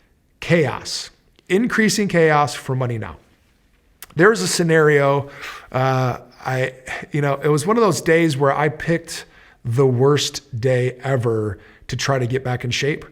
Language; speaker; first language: English; native; English